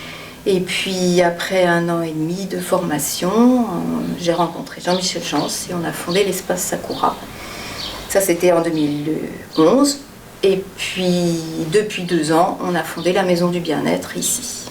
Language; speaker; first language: French; native; French